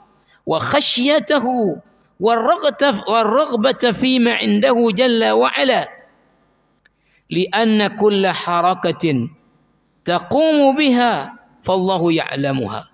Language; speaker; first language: Arabic; non-native, fluent; Indonesian